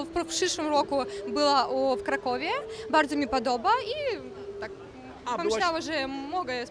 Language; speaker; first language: Polish; non-native, learner; Russian